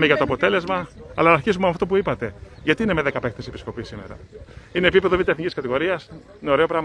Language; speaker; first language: Greek; native; Greek